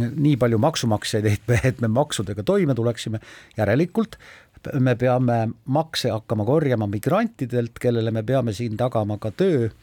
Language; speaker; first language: Estonian; native; Estonian